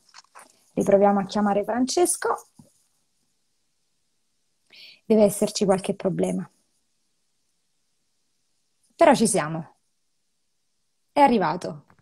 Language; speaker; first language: Italian; native; Italian